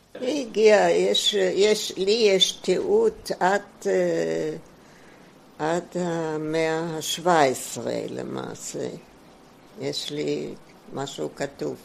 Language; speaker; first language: Hebrew; non-native, fluent; German